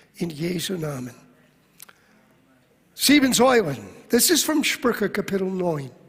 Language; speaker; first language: German; non-native, fluent; English